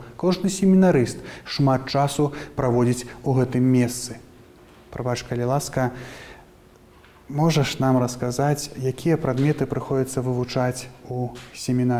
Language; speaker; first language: Belarusian; native; Belarusian